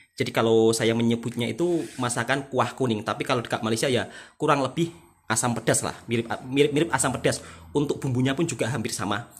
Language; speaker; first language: Indonesian; native; Indonesian